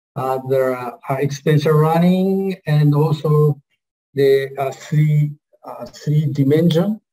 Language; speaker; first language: English; non-native, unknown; Japanese